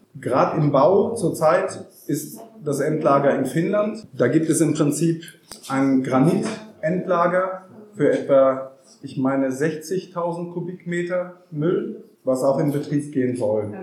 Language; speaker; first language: German; native; German